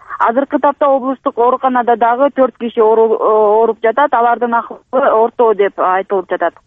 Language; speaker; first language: Kyrgyz; non-native, local second language; Russian